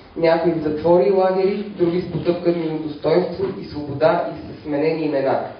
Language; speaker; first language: Bulgarian; native; Bulgarian